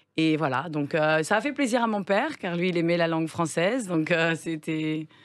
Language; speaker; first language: French; native; French